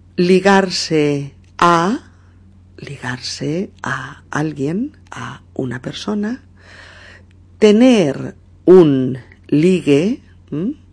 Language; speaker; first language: Spanish; native; Spanish